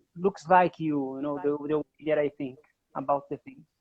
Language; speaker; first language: English; non-native, learner; Portuguese